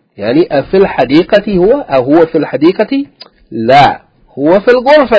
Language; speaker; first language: Arabic; non-native, fluent; English